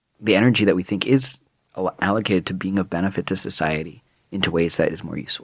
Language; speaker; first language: English; native; English